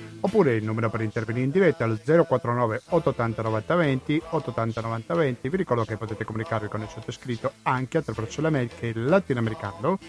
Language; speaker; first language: Italian; non-native, fluent; Spanish